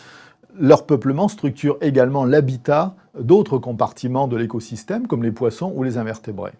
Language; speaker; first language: French; native; French